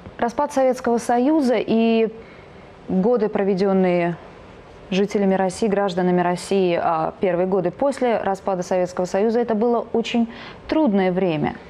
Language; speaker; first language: Russian; native; Russian